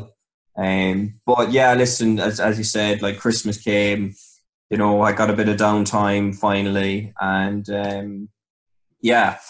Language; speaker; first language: English; native; English